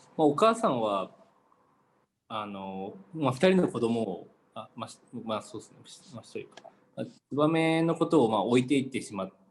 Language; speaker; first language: Japanese; native; Japanese